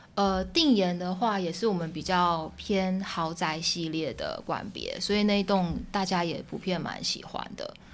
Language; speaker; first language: Chinese; early bilingual, heritage; Chinese